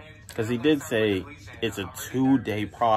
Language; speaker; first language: English; native; English